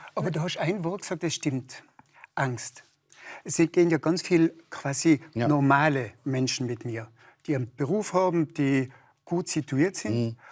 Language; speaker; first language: German; native; German